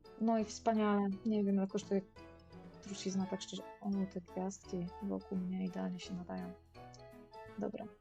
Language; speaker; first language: Polish; native; Polish